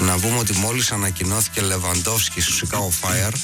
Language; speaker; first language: Greek; native; Greek